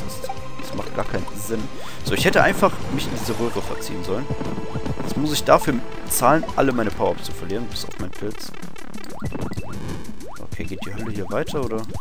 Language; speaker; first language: German; native; German